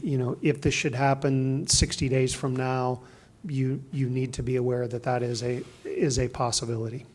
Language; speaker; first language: English; native; English